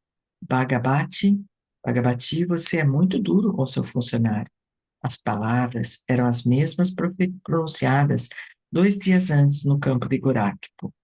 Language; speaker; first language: Portuguese; native; Portuguese